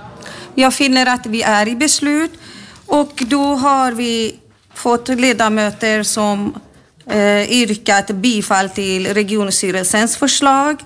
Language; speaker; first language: Swedish; native; Swedish